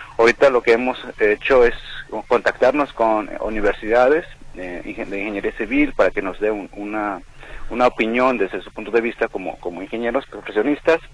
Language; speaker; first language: Spanish; non-native, local second language; Nahuatl languages